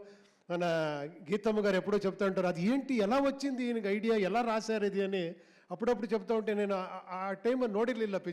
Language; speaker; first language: Telugu; non-native, local second language; Kannada